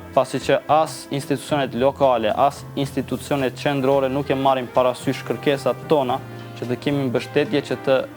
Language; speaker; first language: Albanian; non-native, local second language; Romany